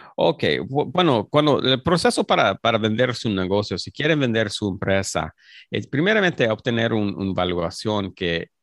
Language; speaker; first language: Spanish; early bilingual, heritage; Spanish